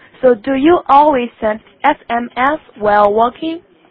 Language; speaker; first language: English; non-native, fluent; Chinese